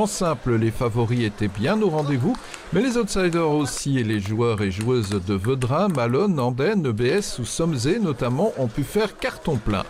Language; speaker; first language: French; native; French